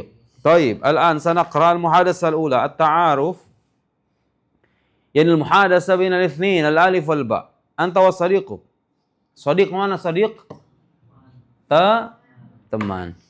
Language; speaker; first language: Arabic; non-native, fluent; Indonesian